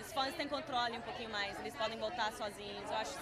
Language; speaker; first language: Portuguese; early bilingual, heritage; English